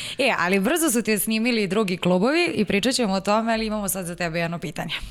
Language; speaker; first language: Serbian; native; Serbian